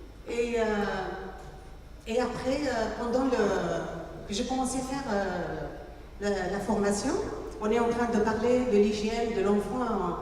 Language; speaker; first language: French; non-native, local second language; Arabic